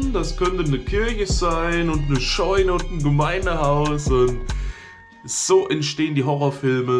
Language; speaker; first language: German; native; German